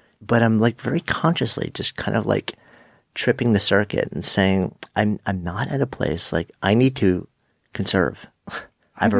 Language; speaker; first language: English; native; English